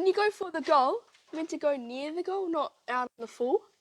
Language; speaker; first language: English; native; English